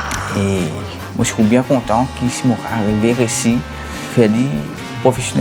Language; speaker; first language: French; non-native, local second language; Morisyen